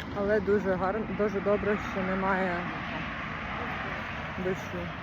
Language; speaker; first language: Ukrainian; native; Ukrainian